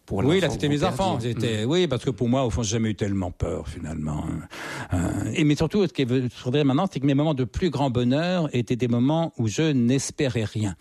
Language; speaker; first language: French; native; French